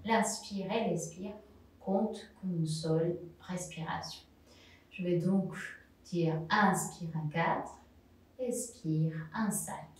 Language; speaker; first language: French; non-native, fluent; Spanish